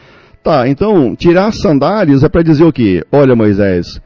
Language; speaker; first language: Portuguese; native; Portuguese